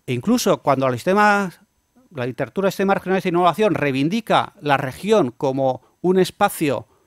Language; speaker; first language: Spanish; native; Spanish